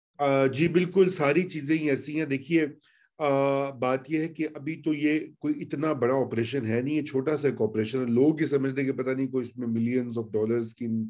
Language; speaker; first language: Urdu; native; Urdu